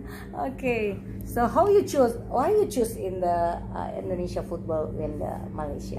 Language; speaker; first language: English; non-native, learner; Indonesian